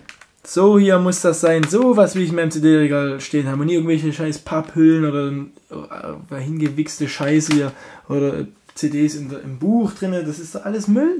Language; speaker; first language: German; native; German